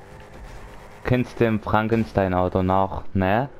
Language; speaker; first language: German; native; German